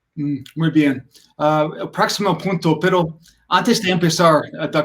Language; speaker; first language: Spanish; non-native, learner; English